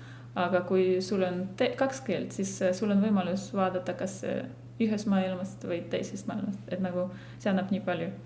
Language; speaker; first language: Estonian; non-native, fluent; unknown